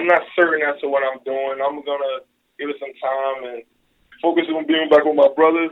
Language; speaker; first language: English; native; English